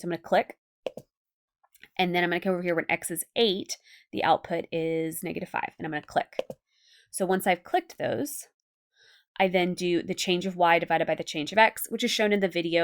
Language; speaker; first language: English; native; English